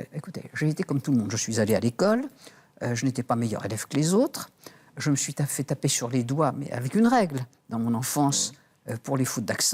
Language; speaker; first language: French; native; French